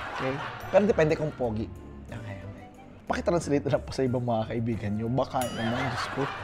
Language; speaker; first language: Filipino; native; Filipino